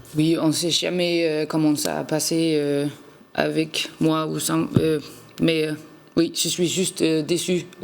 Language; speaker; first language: French; non-native, learner; Danish